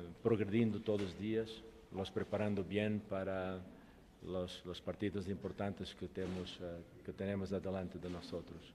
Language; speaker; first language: Spanish; non-native, local second language; Portuguese